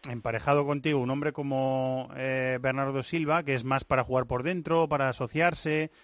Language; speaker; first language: Spanish; native; Spanish